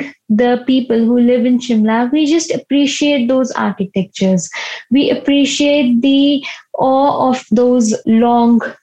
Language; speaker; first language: English; non-native, local second language; Hindi